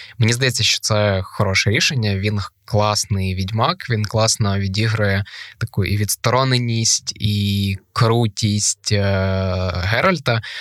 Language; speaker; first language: Ukrainian; native; Ukrainian